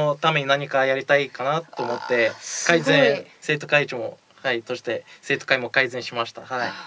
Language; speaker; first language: Japanese; non-native, fluent; Bulgarian